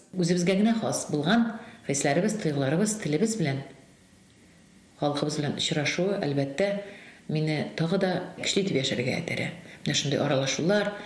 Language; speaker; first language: Tatar; non-native, local second language; Russian